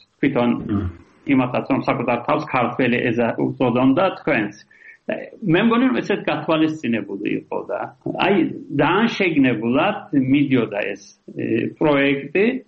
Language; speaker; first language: Georgian; early bilingual, heritage; Georgian